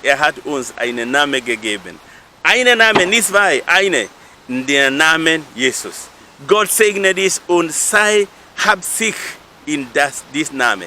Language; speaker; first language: German; non-native, learner; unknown